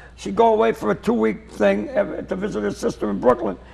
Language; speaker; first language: English; native; English